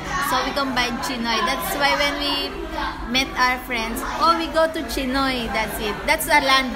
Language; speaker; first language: English; non-native, local second language; Filipino